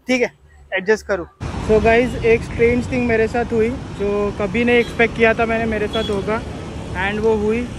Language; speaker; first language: Hindi; non-native, local second language; Marathi